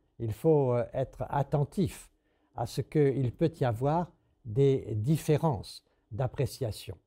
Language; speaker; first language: French; native; French